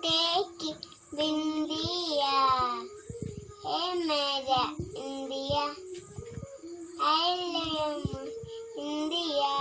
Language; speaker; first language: Hindi; non-native, local second language; Malayalam